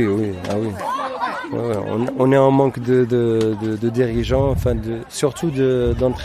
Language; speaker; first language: French; non-native, fluent; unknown